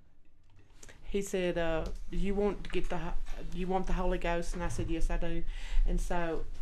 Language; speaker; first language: English; native; English